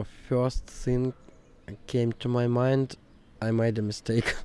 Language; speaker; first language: English; non-native, learner; Ukrainian